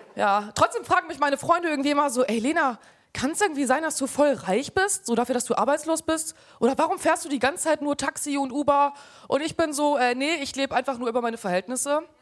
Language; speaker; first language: German; native; German